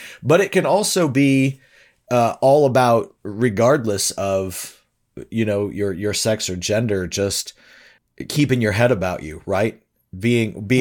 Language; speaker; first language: English; native; English